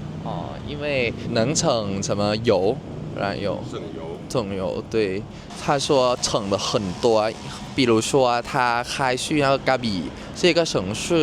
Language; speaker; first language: Chinese; non-native, fluent; Thai